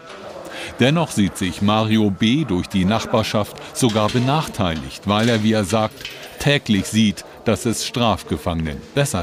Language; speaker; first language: German; native; German